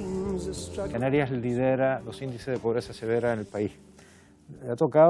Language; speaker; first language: Spanish; native; Spanish